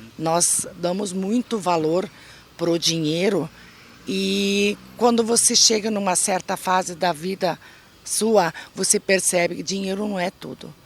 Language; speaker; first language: Portuguese; native; Portuguese